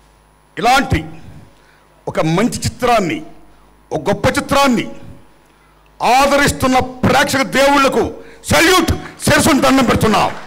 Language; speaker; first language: Telugu; native; Telugu